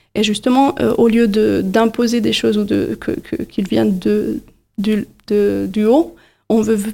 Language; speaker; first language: French; non-native, fluent; Hungarian